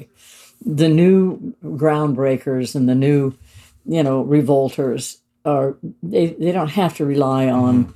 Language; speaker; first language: English; native; English